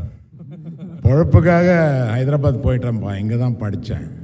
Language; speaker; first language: Tamil; non-native, local second language; Telugu